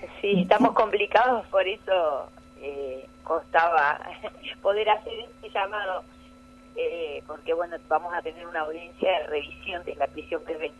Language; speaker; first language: Spanish; native; Spanish